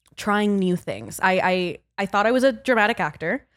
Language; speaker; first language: English; early bilingual, other home language; Spanish